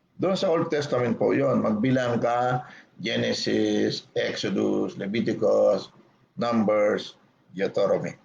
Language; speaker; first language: Filipino; non-native, local second language; Hiligaynon